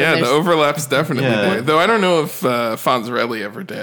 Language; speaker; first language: English; native; English